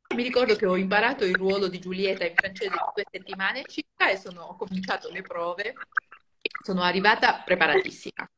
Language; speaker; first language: Italian; non-native, fluent; Georgian